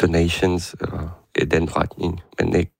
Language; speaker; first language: Danish; early bilingual, other home language; Ukrainian